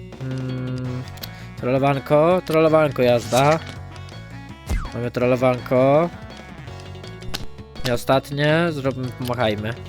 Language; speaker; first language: Polish; native; Polish